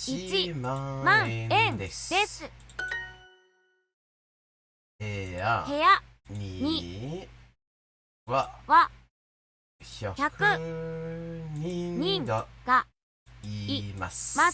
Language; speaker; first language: Japanese; non-native, fluent; English